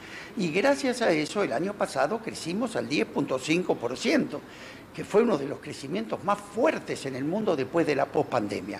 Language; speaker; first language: Spanish; native; Spanish